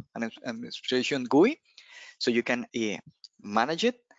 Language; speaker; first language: English; non-native, fluent; Spanish